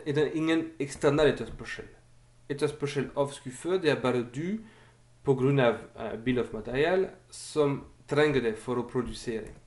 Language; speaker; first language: Norwegian; non-native, fluent; French